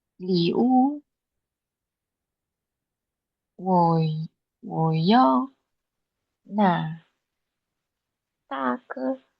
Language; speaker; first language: Chinese; non-native, learner; Indonesian